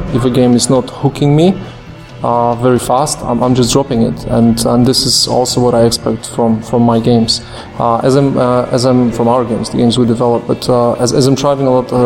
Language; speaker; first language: English; non-native, fluent; Polish